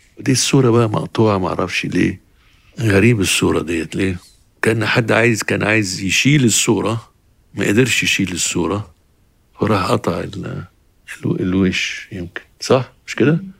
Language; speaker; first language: Arabic; native; Arabic